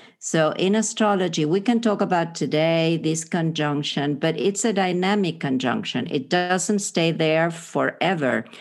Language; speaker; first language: English; non-native, fluent; Spanish